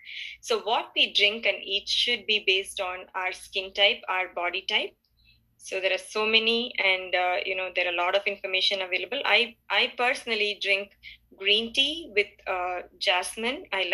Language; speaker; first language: English; non-native, local second language; Tamil